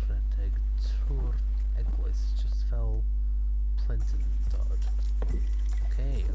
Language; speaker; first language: Welsh; non-native, learner; English